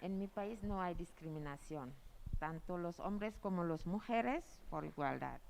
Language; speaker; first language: Spanish; non-native, fluent; Wolof